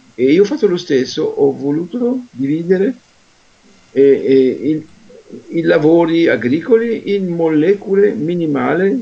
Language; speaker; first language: Italian; non-native, fluent; French